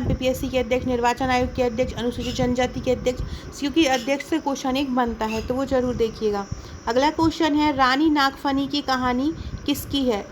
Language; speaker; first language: Hindi; native; Hindi